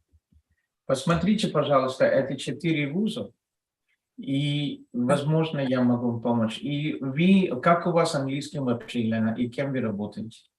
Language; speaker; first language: Russian; non-native, fluent; Telugu